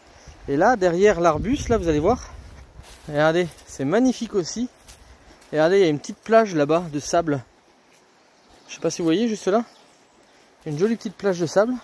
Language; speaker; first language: French; native; French